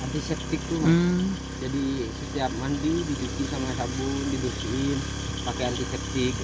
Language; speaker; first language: Indonesian; non-native, local second language; Madurese